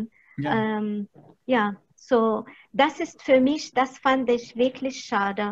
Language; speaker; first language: German; non-native, fluent; Arabic